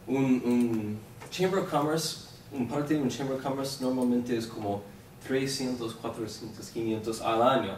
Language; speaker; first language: Spanish; non-native, fluent; English